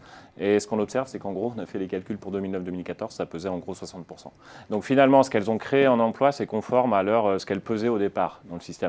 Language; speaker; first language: French; native; French